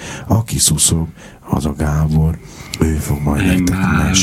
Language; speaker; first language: Hungarian; native; Hungarian